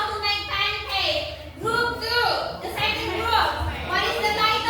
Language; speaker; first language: English; non-native, learner; Indonesian